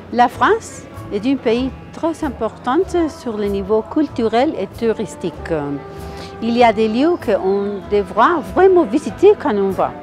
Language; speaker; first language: French; non-native, fluent; Spanish